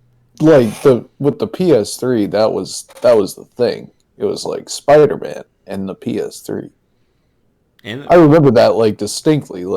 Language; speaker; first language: English; native; English